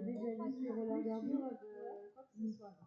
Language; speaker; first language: French; native; French